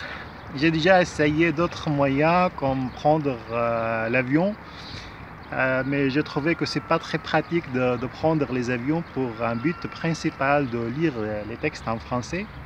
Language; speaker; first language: French; non-native, fluent; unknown